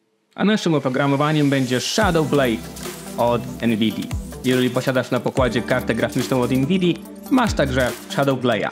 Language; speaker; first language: Polish; native; Polish